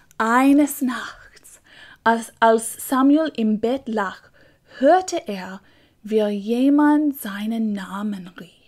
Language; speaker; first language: German; non-native, learner; English